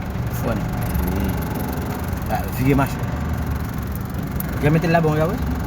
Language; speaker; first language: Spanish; non-native, learner; Haitian Creole